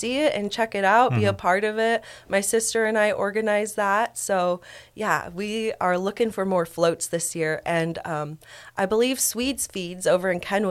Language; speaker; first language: English; native; English